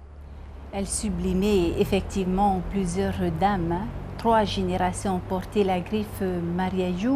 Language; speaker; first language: French; native; French